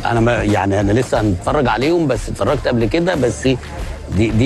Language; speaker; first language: Arabic; native; Arabic